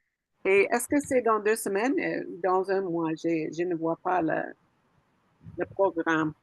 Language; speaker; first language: French; non-native, fluent; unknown